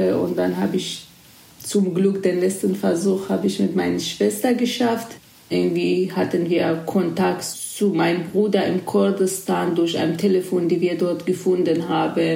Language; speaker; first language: German; non-native, fluent; Kurdish